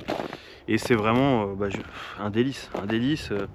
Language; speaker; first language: French; native; French